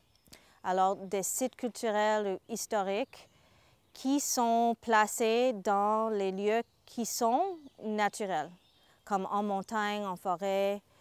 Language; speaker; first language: French; non-native, fluent; English